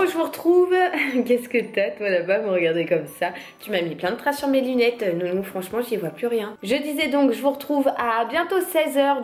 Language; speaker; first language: French; native; French